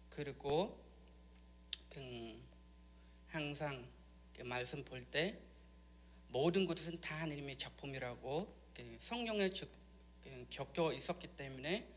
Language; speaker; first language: Korean; non-native, learner; Khmer